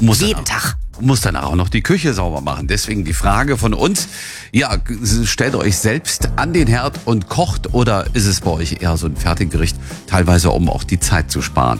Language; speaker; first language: German; native; German